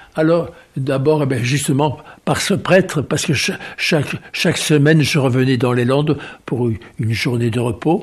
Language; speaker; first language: French; native; French